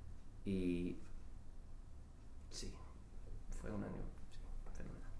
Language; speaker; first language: Spanish; non-native, fluent; English